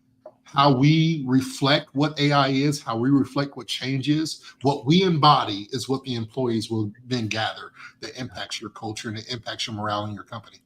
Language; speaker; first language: English; native; English